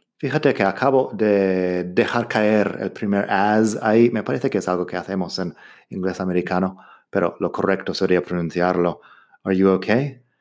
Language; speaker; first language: Spanish; non-native, fluent; English